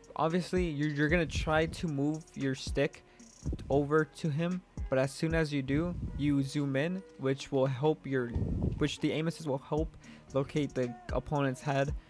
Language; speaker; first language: English; early bilingual, other home language; Spanish